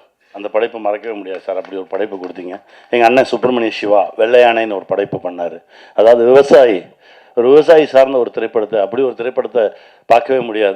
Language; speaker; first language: Tamil; native; Tamil